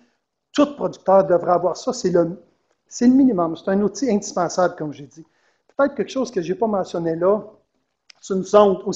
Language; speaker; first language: French; native; French